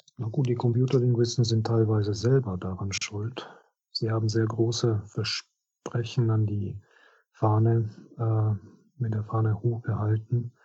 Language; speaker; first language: German; non-native, fluent; Russian